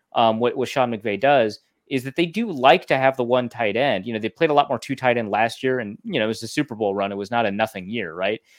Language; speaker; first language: English; native; English